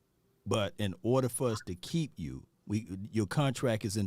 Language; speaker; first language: English; native; English